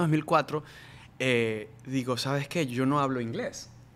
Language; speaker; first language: Spanish; native; Spanish